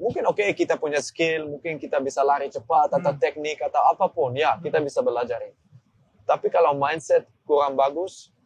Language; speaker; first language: Indonesian; non-native, learner; Dutch